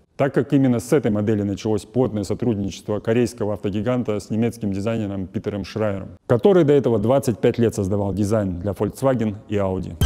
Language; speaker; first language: Russian; native; Russian